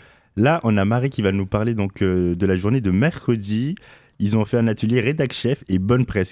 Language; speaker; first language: French; native; French